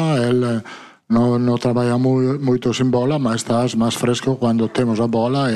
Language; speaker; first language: Portuguese; non-native, fluent; Italian